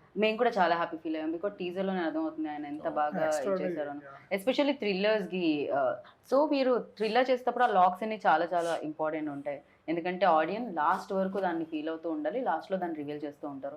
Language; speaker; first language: Telugu; native; Telugu